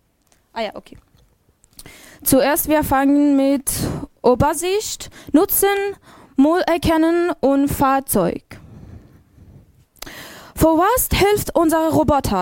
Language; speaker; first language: German; non-native, learner; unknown